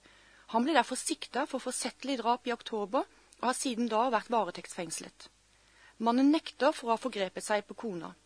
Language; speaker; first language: Norwegian; native; Norwegian